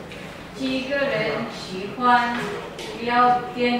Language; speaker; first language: Chinese; non-native, learner; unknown